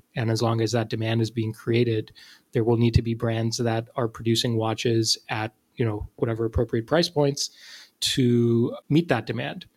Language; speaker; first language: English; non-native, local second language; Urdu